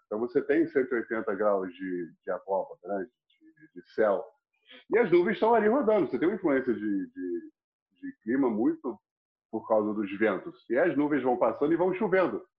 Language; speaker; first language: Portuguese; non-native, fluent; English